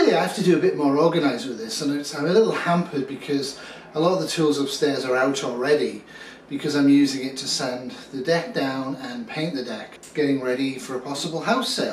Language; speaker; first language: English; native; English